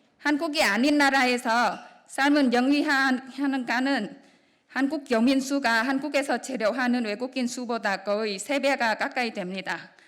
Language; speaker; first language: Korean; non-native, fluent; Vietnamese